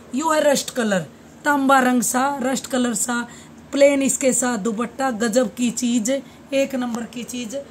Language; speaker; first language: Hindi; non-native, local second language; Haryanvi